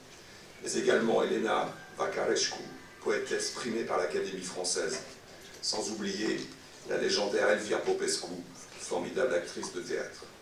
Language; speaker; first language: French; native; French